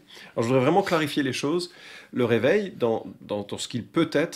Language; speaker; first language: French; native; French